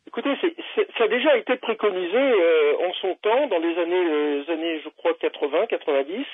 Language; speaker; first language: French; native; French